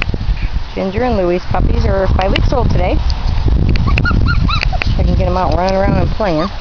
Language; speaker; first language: English; native; English